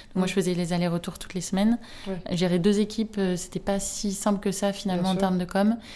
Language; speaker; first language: French; native; French